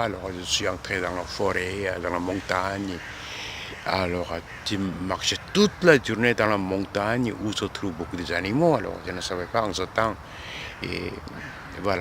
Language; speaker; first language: French; non-native, learner; Korean